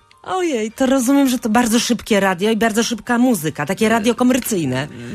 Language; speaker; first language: Polish; native; Polish